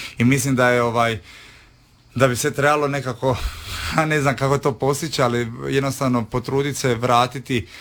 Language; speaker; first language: Croatian; native; Croatian